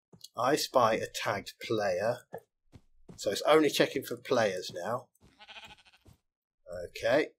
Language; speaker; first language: English; native; English